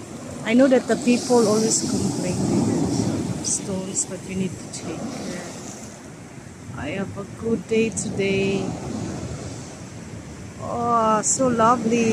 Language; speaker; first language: English; non-native, local second language; Filipino